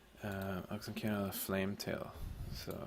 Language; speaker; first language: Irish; non-native, local second language; English